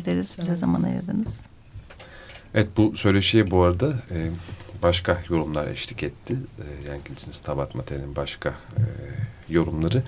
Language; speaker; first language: Turkish; native; Turkish